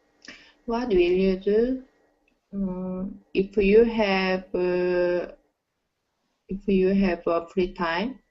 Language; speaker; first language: English; non-native, learner; Korean